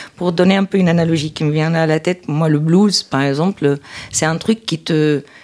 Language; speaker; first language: French; non-native, local second language; Arabic